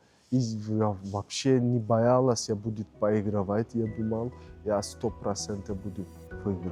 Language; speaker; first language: Russian; non-native, learner; Turkish